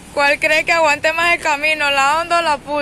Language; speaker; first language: Spanish; native; Spanish